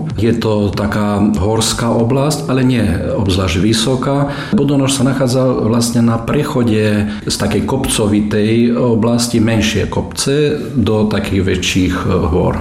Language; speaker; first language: Slovak; early bilingual, heritage; Slovak